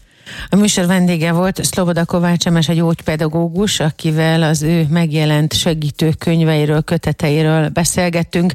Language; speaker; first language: Hungarian; native; Hungarian